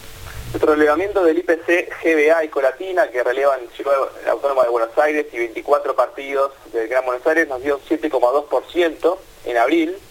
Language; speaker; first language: Spanish; native; Spanish